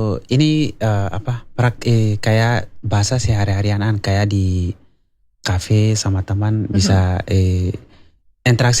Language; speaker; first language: Indonesian; non-native, learner; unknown